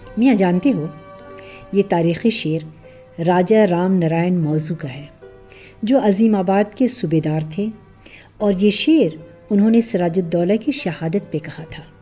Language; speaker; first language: Urdu; native; Urdu